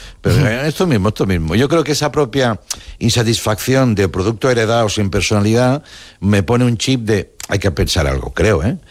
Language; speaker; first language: Spanish; native; Spanish